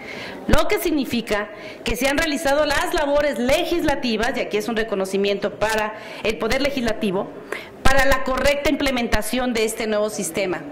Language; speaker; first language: Spanish; native; Spanish